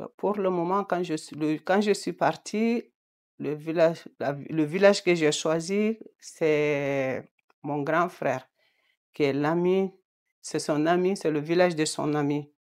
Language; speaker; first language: French; non-native, local second language; Bambara